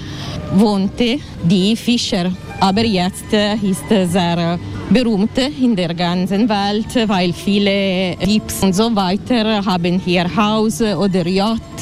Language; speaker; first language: German; non-native, learner; Italian